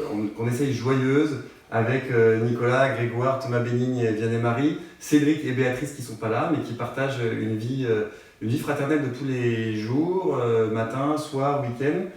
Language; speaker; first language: French; native; French